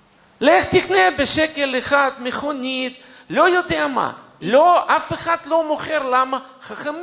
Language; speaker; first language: Hebrew; non-native, fluent; Russian